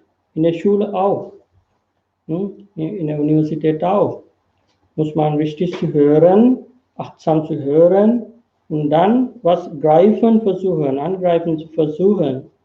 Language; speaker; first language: German; non-native, fluent; Sinhala